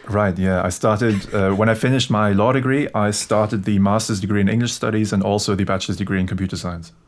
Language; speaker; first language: English; non-native, fluent; German